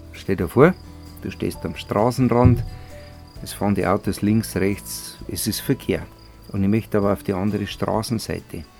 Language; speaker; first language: German; native; German